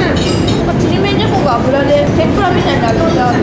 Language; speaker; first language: Japanese; native; Japanese